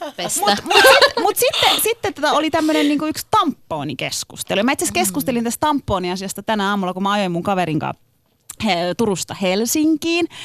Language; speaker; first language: Finnish; early bilingual, other home language; Turkish